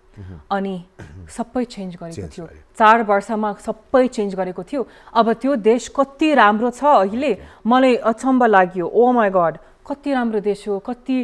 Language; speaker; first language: Nepali; early bilingual, heritage; English